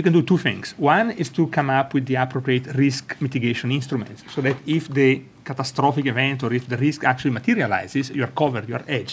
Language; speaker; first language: English; non-native, fluent; Italian